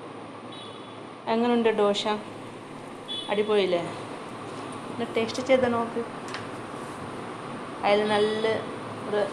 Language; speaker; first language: Malayalam; non-native, local second language; Marathi